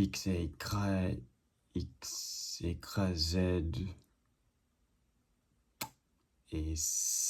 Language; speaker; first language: French; non-native, learner; English